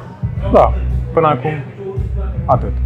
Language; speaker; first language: Romanian; non-native, learner; Hindi